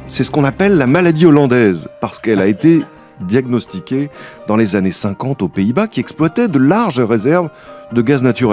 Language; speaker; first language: French; native; French